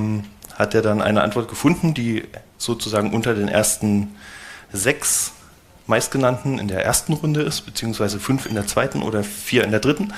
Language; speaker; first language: German; native; German